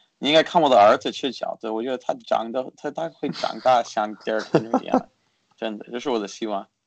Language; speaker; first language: Chinese; early bilingual, heritage; Chinese